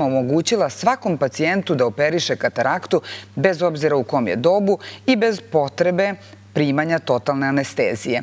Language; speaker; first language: Bosnian; native; Bosnian